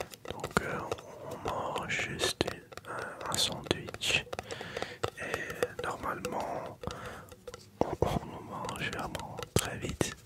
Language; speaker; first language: French; non-native, local second language; Dutch